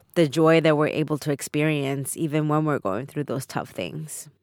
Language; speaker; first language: English; early bilingual, other home language; Spanish